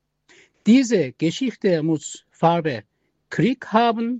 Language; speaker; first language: German; non-native, learner; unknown